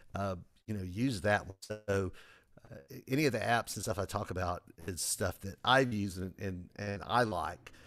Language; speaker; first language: English; native; English